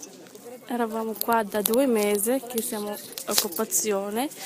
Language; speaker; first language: Italian; non-native, fluent; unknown